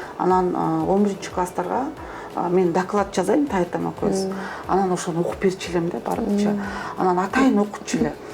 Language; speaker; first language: Kyrgyz; non-native, local second language; Russian